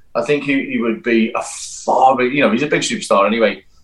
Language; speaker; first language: English; native; English